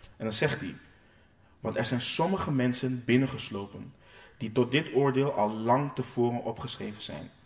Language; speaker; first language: Dutch; non-native, local second language; Papiamento